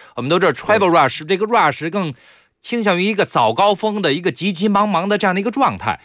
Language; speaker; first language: Chinese; native; Chinese